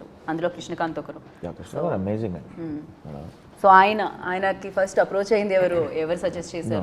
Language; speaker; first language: Telugu; native; Telugu